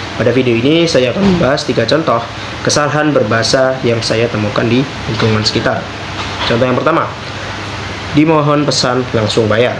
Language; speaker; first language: Indonesian; native; Indonesian